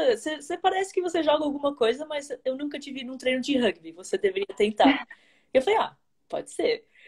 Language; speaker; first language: Portuguese; early bilingual, heritage; English